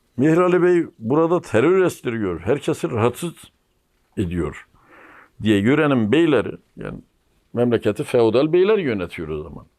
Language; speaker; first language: Turkish; native; Turkish